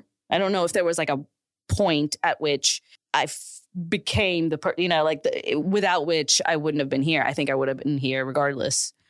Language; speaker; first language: English; early bilingual, other home language; Urdu